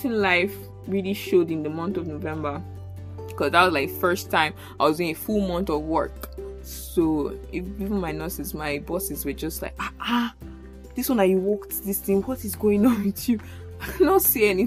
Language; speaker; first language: English; non-native, local second language; Yoruba